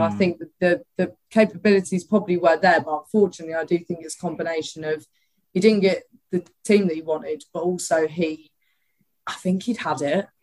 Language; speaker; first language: English; native; English